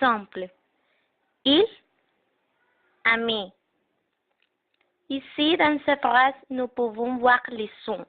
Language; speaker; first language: French; non-native, learner; Spanish